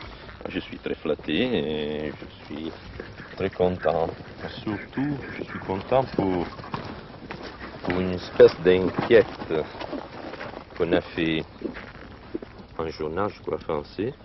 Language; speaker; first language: French; non-native, learner; Italian